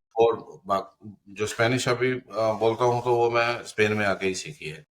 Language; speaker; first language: Hindi; non-native, local second language; Punjabi